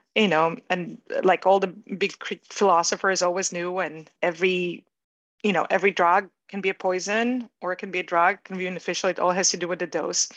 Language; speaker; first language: English; non-native, fluent; Hebrew